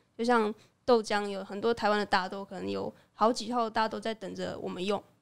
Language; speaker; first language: Chinese; native; Chinese